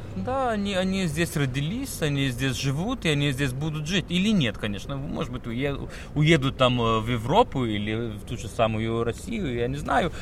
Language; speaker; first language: Russian; non-native, local second language; Lithuanian